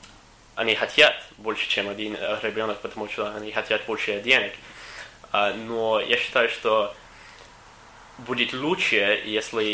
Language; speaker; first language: Russian; non-native, learner; English